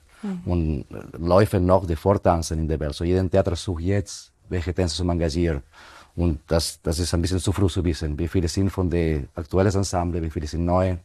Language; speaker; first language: German; non-native, fluent; Spanish